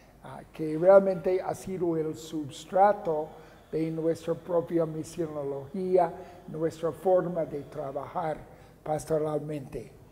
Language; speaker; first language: Spanish; non-native, fluent; English